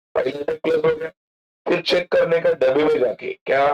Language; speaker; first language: Hindi; non-native, local second language; Marathi